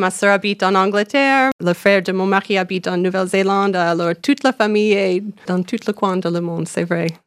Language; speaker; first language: French; non-native, learner; English